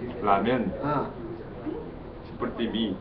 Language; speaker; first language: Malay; non-native, learner; Korean